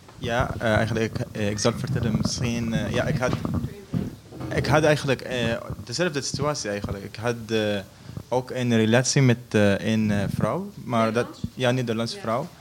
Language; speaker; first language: Dutch; non-native, learner; Arabic